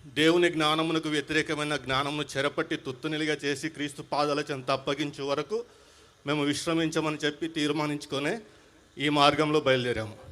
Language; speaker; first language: Telugu; non-native, local second language; Hindi